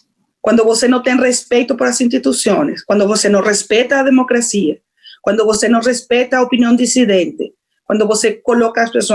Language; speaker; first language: Portuguese; non-native, fluent; Spanish